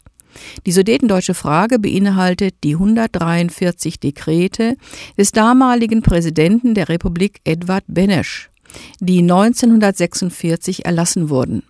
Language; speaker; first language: German; native; German